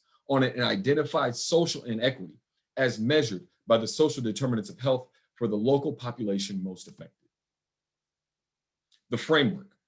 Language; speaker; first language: English; native; English